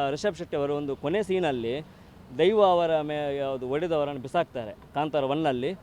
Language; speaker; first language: Kannada; non-native, local second language; Tulu